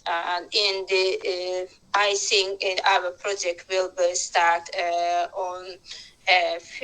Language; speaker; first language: English; non-native, learner; Azerbaijani